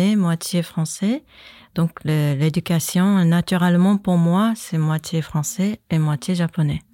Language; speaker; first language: French; non-native, fluent; Japanese